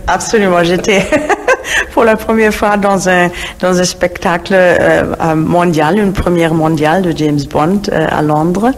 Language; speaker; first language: French; non-native, fluent; German